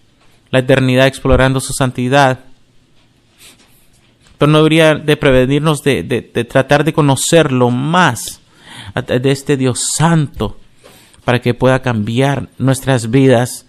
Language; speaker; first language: Spanish; non-native, fluent; English